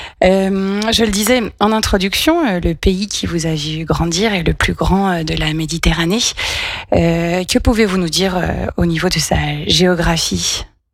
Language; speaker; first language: French; native; French